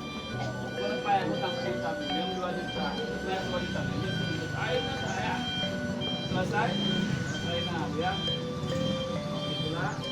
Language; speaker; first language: Indonesian; non-native, local second language; Sundanese